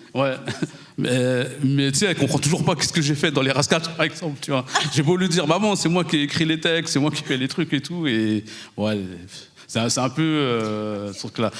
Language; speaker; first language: French; early bilingual, other home language; Khmer